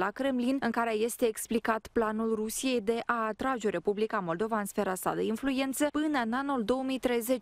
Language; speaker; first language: Romanian; native; Romanian